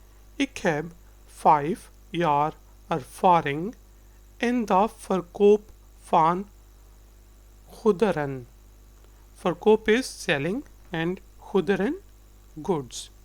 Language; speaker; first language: Dutch; non-native, fluent; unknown